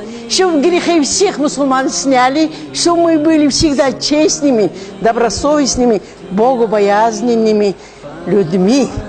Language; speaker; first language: Russian; non-native, local second language; Kumyk